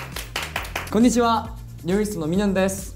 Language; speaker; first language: Japanese; non-native, fluent; Korean